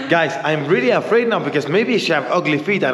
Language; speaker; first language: English; non-native, fluent; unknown